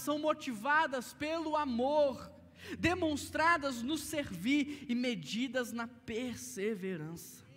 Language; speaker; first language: Portuguese; native; Portuguese